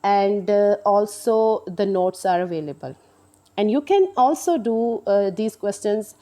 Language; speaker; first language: English; non-native, local second language; Urdu